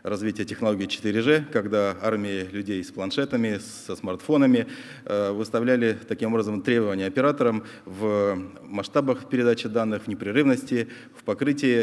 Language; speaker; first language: Russian; native; Russian